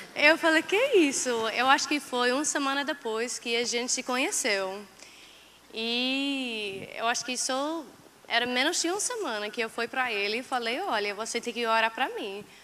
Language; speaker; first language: Portuguese; non-native, fluent; English